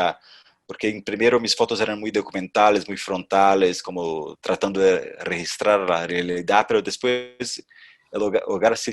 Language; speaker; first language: Spanish; non-native, fluent; Portuguese